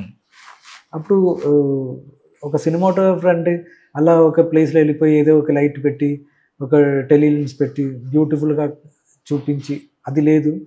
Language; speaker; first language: Telugu; non-native, learner; Malayalam